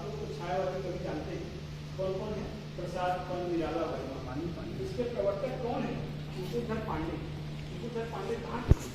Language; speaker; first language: Hindi; native; Hindi